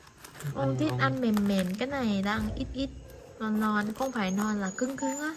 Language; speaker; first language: Vietnamese; non-native, fluent; Thai